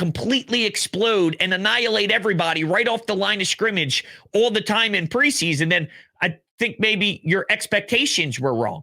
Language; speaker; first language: English; native; English